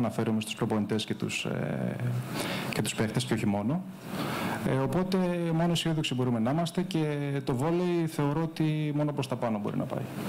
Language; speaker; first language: Greek; native; Greek